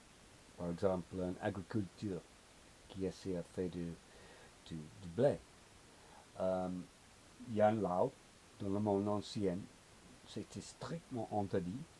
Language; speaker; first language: French; non-native, learner; English